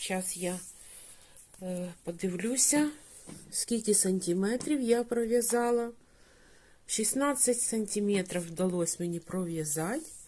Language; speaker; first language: Ukrainian; non-native, local second language; Russian